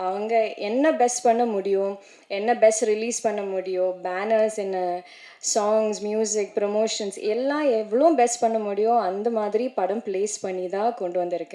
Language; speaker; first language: Tamil; non-native, learner; Malayalam